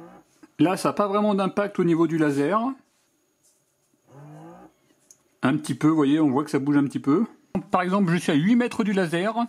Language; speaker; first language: French; native; French